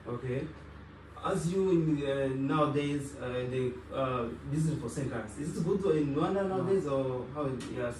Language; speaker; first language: English; non-native, local second language; Kinyarwanda